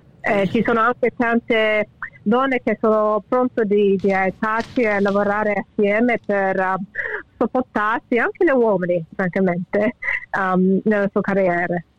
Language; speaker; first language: Italian; early bilingual, heritage; English